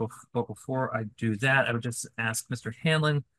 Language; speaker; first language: English; native; English